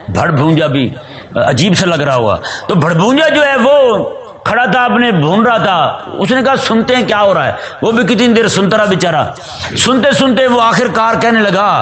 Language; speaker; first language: Urdu; non-native, local second language; Punjabi